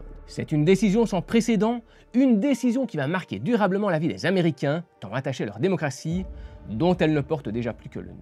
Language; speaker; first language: French; native; French